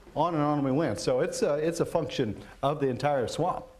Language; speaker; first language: English; native; English